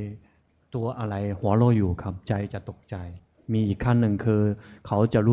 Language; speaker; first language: Thai; non-native, fluent; Chinese